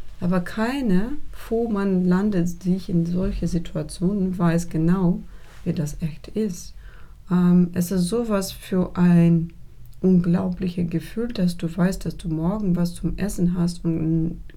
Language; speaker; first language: German; non-native, fluent; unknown